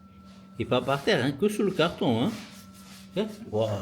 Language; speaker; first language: French; non-native, fluent; Portuguese